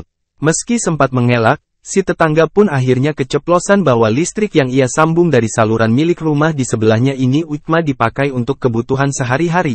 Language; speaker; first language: Indonesian; native; Indonesian